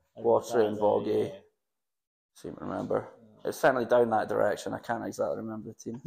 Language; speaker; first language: English; native; English